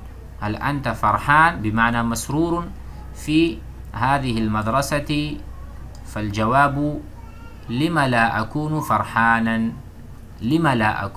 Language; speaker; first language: Arabic; non-native, fluent; Urdu